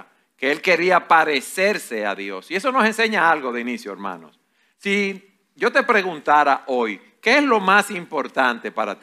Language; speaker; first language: Spanish; native; Spanish